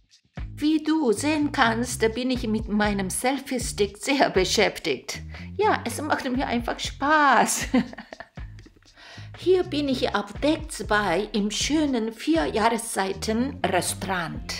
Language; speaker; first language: German; non-native, fluent; Korean